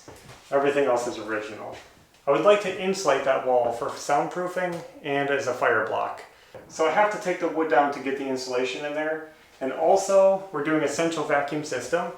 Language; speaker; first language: English; native; English